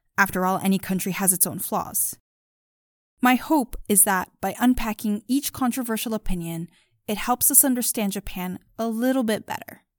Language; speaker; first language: English; early bilingual, other home language; Japanese